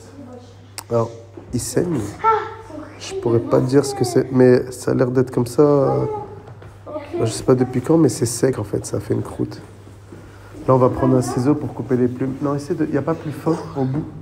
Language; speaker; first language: French; native; French